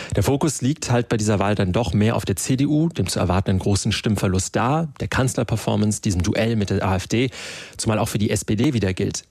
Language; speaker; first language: German; native; German